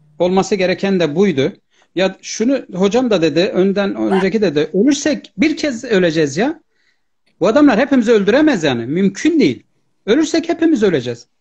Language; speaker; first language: Turkish; native; Turkish